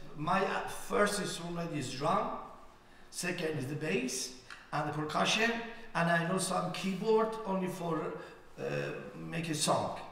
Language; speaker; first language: English; non-native, learner; Persian